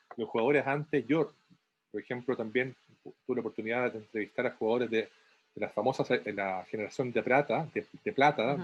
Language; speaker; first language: Spanish; native; Spanish